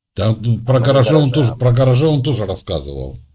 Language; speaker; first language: Russian; native; Russian